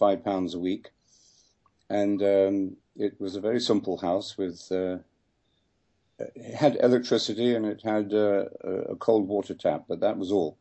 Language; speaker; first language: English; native; English